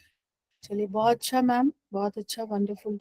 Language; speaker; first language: Hindi; native; Hindi